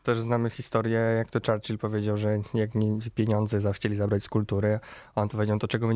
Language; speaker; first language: Polish; native; Polish